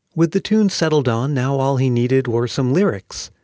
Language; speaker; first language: English; native; English